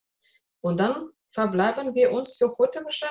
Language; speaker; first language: German; non-native, fluent; Russian